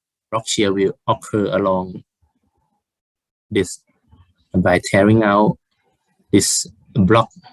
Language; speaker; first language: English; non-native, fluent; Thai